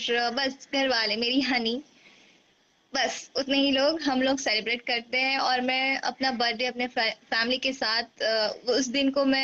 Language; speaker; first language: Hindi; native; Hindi